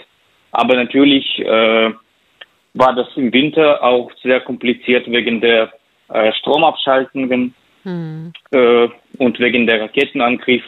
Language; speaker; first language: German; non-native, fluent; Ukrainian